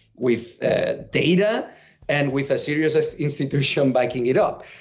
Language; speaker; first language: English; non-native, fluent; Spanish